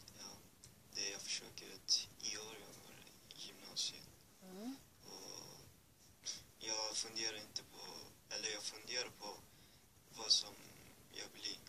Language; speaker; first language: Swedish; early bilingual, other home language; Persian